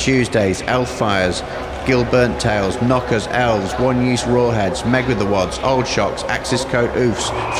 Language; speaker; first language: English; native; English